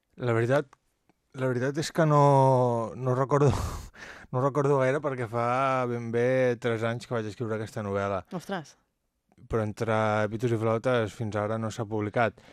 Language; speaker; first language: Catalan; native; Catalan